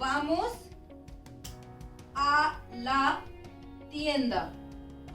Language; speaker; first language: Spanish; non-native, fluent; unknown